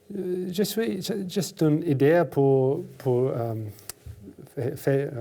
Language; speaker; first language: French; non-native, learner; English